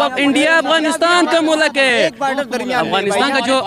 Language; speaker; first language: Hindi; non-native, learner; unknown